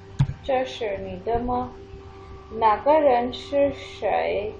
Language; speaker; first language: Chinese; non-native, fluent; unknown